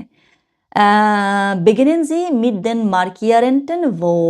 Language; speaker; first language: German; non-native, learner; Bangla